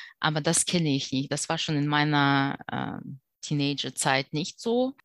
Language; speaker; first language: German; non-native, fluent; Russian